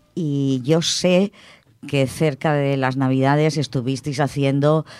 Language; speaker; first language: Spanish; non-native, local second language; Catalan